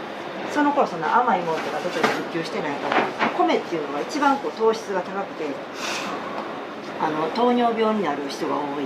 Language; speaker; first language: Japanese; native; Japanese